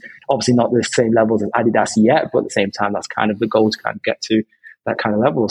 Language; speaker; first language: English; native; English